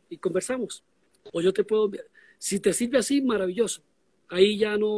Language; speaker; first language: Spanish; native; Spanish